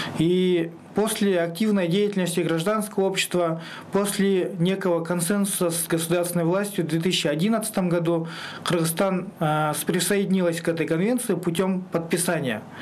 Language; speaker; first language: Russian; non-native, local second language; Kyrgyz